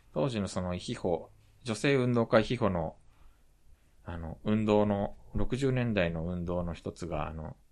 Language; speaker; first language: Japanese; early bilingual, heritage; Korean